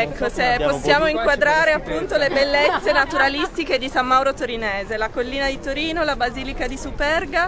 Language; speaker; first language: Italian; native; Italian